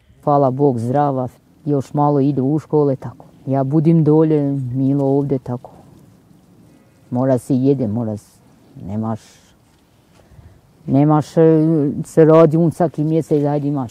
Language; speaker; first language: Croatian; non-native, learner; Albanian